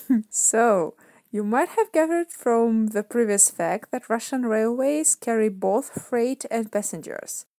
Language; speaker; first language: English; non-native, fluent; Russian